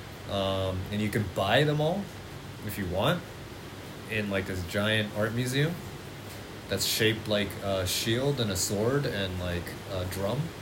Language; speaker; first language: English; native; English